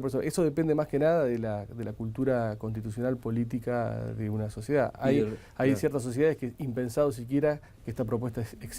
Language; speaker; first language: Spanish; native; Spanish